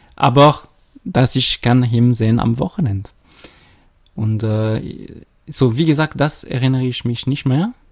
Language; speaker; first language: German; non-native, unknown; French